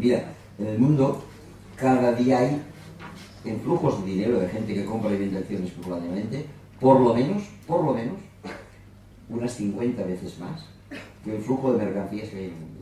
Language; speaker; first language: Spanish; non-native, local second language; Catalan